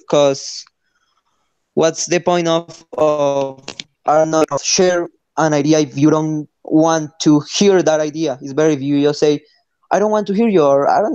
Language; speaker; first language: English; non-native, learner; Spanish